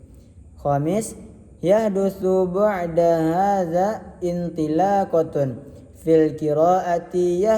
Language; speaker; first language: Arabic; non-native, learner; Indonesian